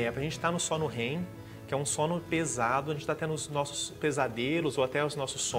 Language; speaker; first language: Portuguese; native; Portuguese